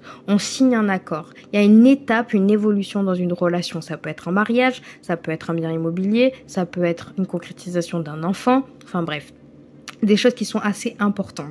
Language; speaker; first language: French; native; French